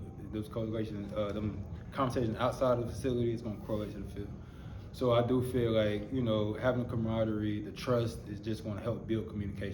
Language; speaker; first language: English; native; English